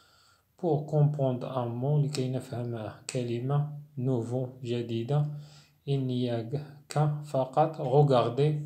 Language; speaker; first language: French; non-native, local second language; Arabic